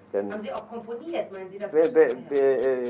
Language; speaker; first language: German; native; German